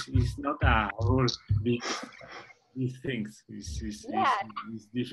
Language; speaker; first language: English; non-native, learner; Spanish